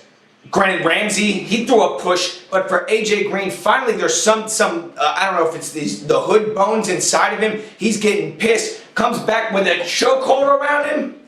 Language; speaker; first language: English; native; English